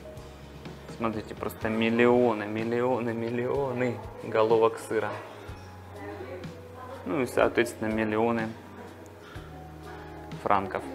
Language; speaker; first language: Russian; native; Russian